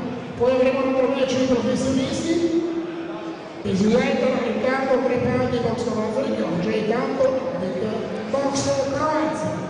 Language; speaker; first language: Italian; native; Italian